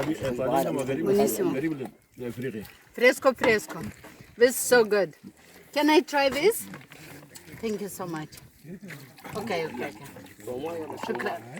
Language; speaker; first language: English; non-native, learner; Italian